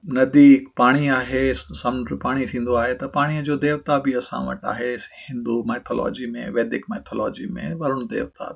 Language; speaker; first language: Sindhi; early bilingual, heritage; Sindhi